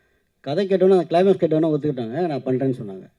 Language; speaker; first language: Tamil; native; Tamil